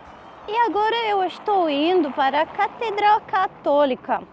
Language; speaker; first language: Portuguese; non-native, fluent; Armenian